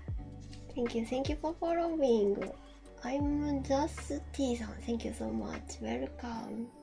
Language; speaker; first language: English; non-native, learner; Japanese